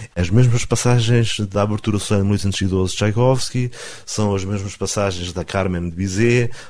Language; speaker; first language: Portuguese; native; Portuguese